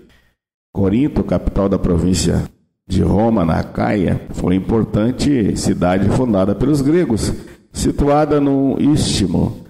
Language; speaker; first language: Portuguese; native; Portuguese